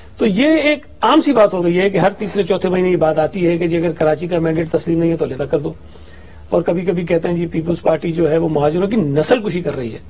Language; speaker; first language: Urdu; native; Urdu